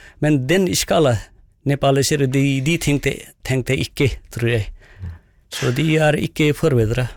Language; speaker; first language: Norwegian; non-native, fluent; Nepali